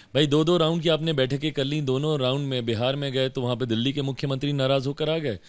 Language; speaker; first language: Hindi; native; Hindi